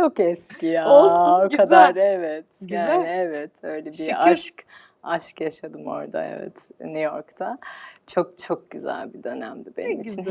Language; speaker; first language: Turkish; early bilingual, heritage; Turkish